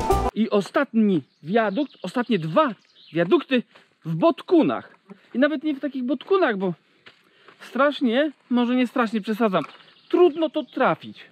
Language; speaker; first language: Polish; native; Polish